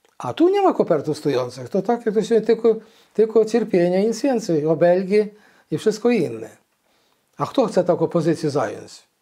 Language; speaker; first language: Polish; early bilingual, heritage; Polish